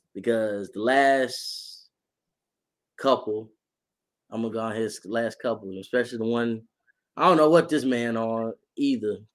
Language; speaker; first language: English; native; English